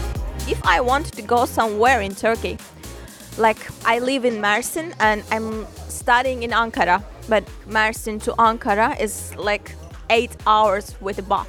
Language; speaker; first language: English; non-native, learner; Turkish